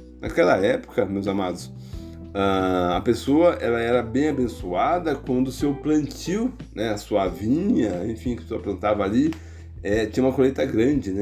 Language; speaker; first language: Portuguese; native; Portuguese